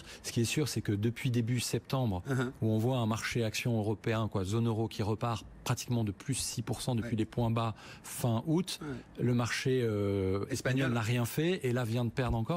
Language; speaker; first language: French; native; French